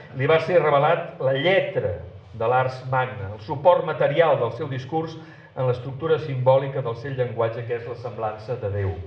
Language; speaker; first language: Catalan; native; Catalan